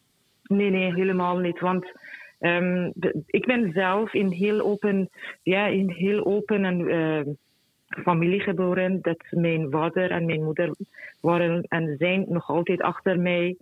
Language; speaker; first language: Dutch; non-native, fluent; Persian